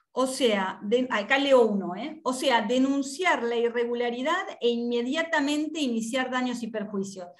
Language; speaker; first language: Spanish; native; Spanish